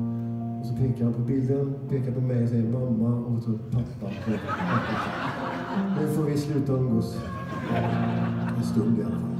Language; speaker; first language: Swedish; native; Swedish